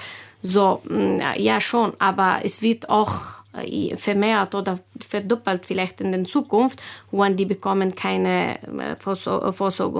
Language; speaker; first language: German; non-native, fluent; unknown